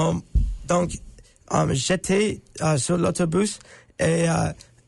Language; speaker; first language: French; non-native, learner; English